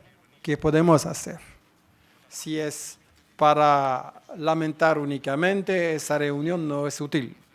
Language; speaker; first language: Spanish; non-native, fluent; French